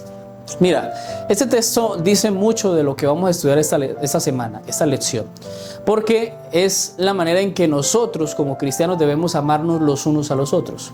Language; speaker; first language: Spanish; native; Spanish